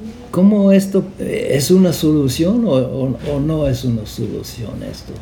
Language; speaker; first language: Spanish; non-native, fluent; English